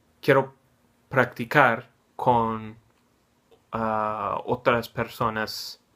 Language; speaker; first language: Spanish; non-native, learner; English